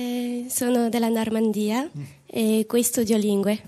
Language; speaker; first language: Italian; non-native, fluent; French